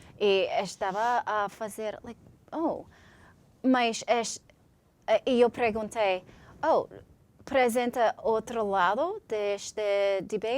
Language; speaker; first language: Portuguese; non-native, learner; English